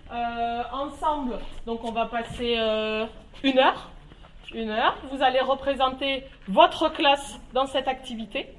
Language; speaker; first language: French; native; French